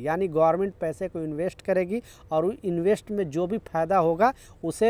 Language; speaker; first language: Hindi; native; Hindi